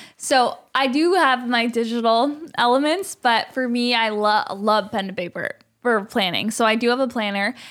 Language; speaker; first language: English; native; English